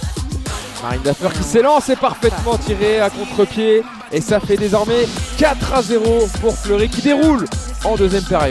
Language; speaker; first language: French; native; French